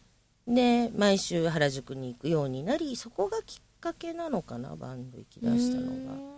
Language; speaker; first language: Japanese; native; Japanese